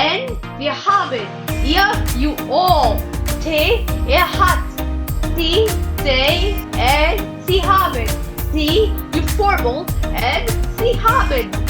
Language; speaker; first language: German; non-native, learner; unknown